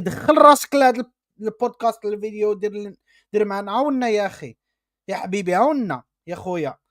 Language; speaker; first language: Arabic; early bilingual, other home language; English